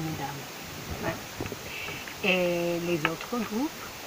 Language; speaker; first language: French; non-native, learner; English